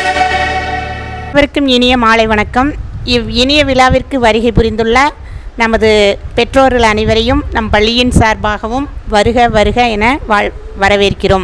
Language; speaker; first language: Tamil; native; Tamil